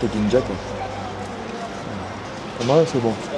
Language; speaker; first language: French; early bilingual, heritage; Turkish